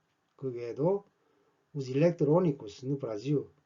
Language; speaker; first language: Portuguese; non-native, fluent; Korean